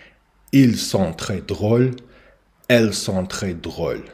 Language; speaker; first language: French; non-native, learner; English